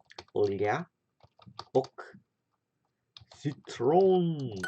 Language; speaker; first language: Swedish; non-native, learner; English